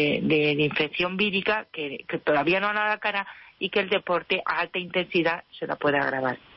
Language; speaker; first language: Spanish; native; Spanish